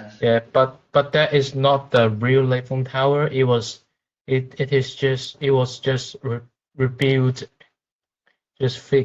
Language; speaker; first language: English; non-native, fluent; Chinese